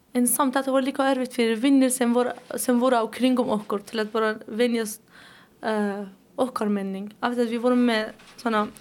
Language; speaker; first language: Icelandic; non-native, learner; Persian